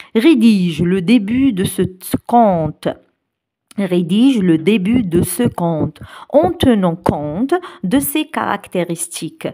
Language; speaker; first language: French; non-native, local second language; Arabic